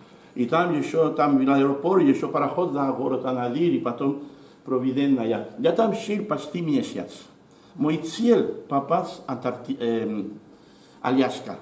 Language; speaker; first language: Russian; non-native, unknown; Spanish